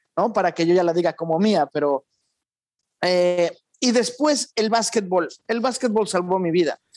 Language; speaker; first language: Spanish; native; Spanish